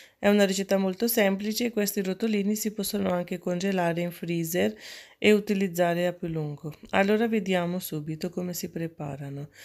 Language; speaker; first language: Italian; non-native, fluent; Urdu